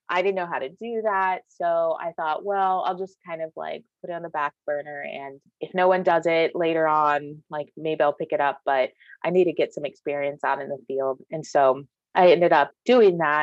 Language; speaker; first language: English; native; English